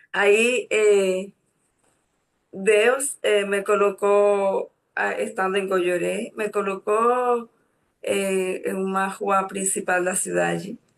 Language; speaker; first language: Portuguese; non-native, fluent; Spanish